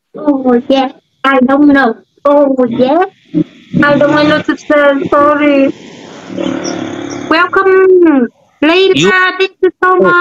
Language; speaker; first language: English; non-native, learner; Vietnamese